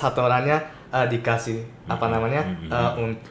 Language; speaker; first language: Indonesian; non-native, fluent; Japanese